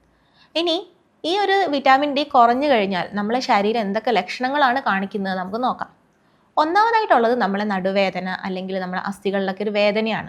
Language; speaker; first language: Malayalam; native; Malayalam